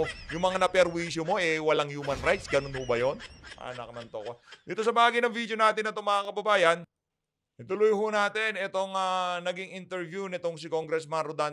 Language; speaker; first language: Filipino; native; Filipino